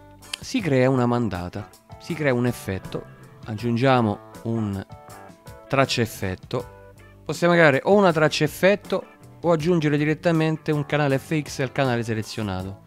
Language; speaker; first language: Italian; native; Italian